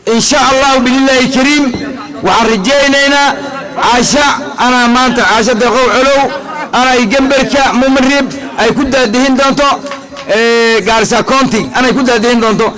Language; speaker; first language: Somali; native; Somali